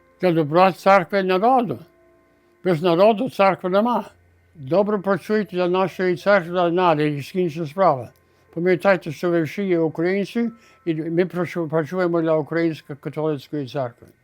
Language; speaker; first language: Ukrainian; early bilingual, heritage; Ukrainian